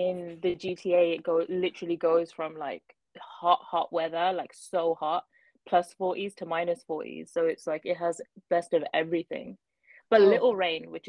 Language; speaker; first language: English; native; English